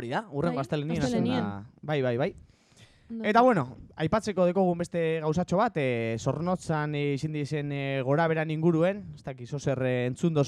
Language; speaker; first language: Basque; native; Basque